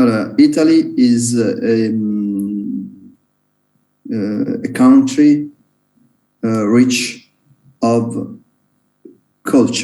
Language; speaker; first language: English; non-native, learner; Italian